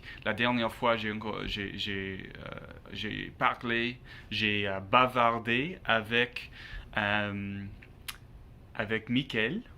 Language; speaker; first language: French; non-native, learner; English